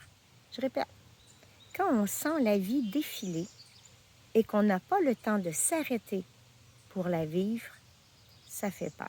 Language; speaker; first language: French; native; French